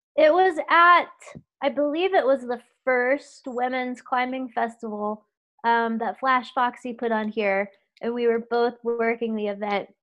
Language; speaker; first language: English; native; English